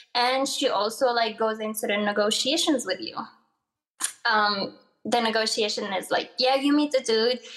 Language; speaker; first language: English; early bilingual, other home language; Arabic